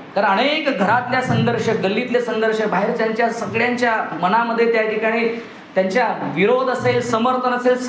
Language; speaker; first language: Marathi; native; Marathi